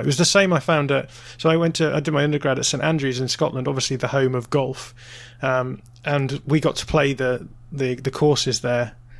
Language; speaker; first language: English; native; English